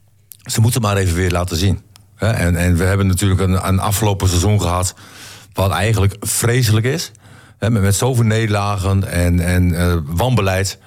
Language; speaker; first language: Dutch; native; Dutch